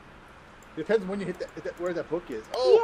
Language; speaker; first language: English; native; English